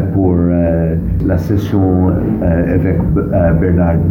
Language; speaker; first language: French; non-native, learner; English